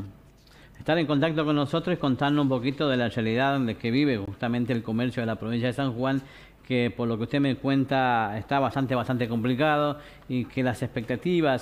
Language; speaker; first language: Spanish; native; Spanish